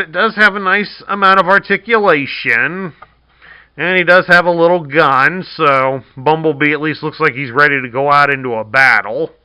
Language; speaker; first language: English; native; English